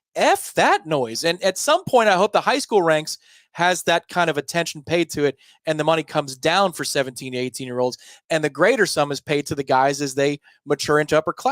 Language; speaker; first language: English; native; English